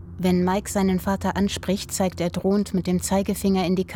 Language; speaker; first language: German; native; German